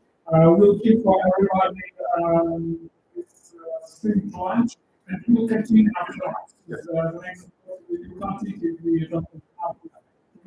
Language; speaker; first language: English; non-native, learner; Russian